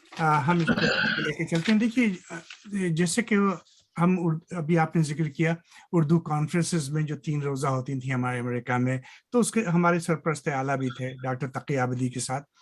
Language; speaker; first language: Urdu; native; Urdu